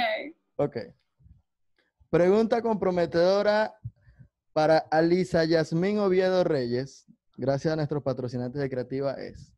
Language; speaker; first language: Spanish; native; Spanish